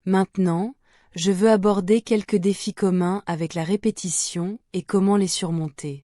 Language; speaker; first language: French; non-native, fluent; Portuguese